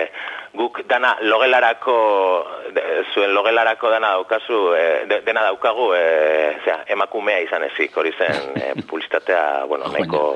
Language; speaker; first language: Basque; native; Basque